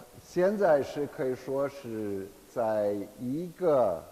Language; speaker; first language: Chinese; non-native, fluent; German